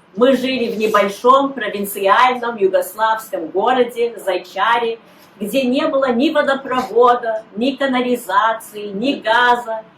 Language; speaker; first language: Russian; early bilingual, heritage; Russian